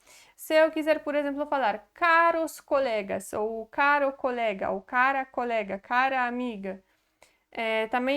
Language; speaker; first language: Portuguese; non-native, fluent; Polish